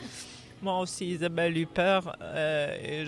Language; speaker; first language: French; non-native, fluent; Serbian